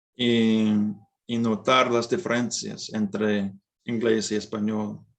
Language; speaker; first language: Spanish; non-native, fluent; English